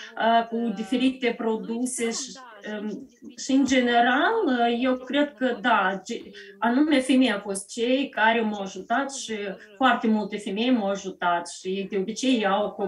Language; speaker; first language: Romanian; early bilingual, heritage; Romanian